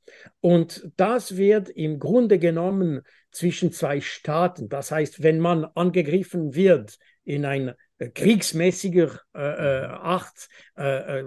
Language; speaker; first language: German; non-native, fluent; French